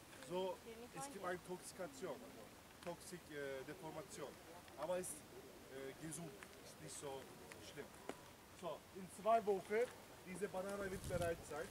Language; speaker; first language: German; non-native, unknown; Turkish